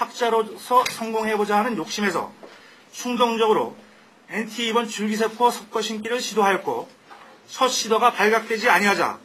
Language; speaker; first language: Korean; native; Korean